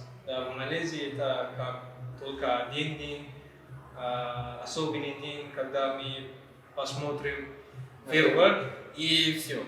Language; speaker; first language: Russian; non-native, learner; Malay